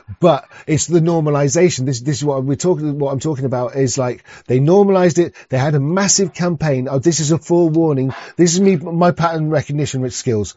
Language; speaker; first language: English; native; English